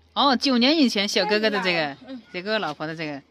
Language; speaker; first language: Chinese; native; Chinese